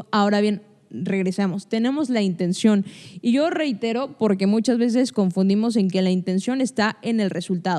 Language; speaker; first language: Spanish; native; Spanish